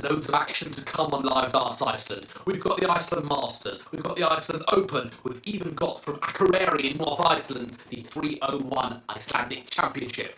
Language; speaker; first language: English; native; English